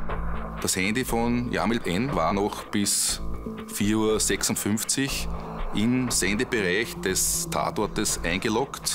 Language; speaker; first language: German; native; German